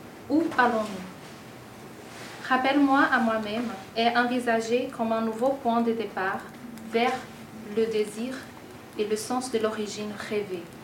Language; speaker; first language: French; non-native, fluent; Portuguese